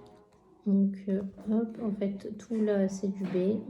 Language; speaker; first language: French; native; French